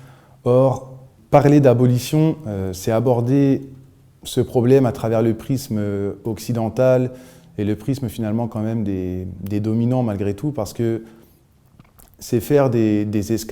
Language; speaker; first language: French; native; French